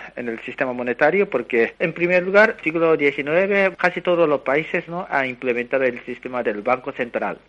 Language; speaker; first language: Spanish; non-native, fluent; Japanese